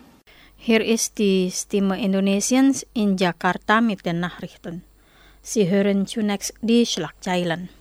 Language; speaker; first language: German; non-native, fluent; Indonesian